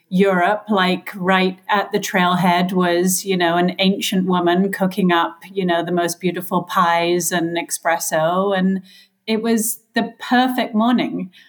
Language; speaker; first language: English; native; English